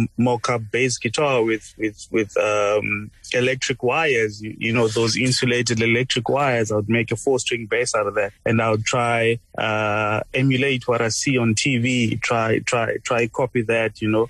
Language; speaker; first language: English; non-native, local second language; Shona